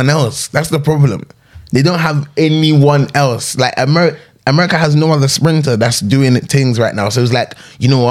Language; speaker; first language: English; native; English